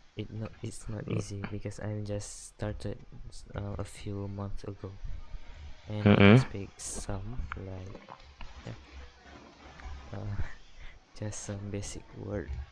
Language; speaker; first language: English; non-native, learner; Malay